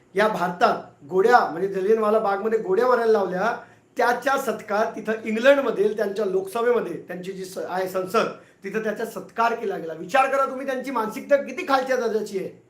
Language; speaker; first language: Marathi; non-native, local second language; Hindi